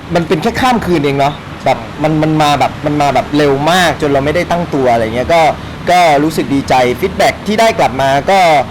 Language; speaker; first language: Thai; native; Thai